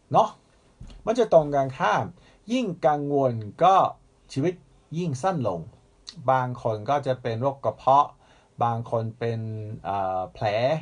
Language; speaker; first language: Thai; non-native, fluent; English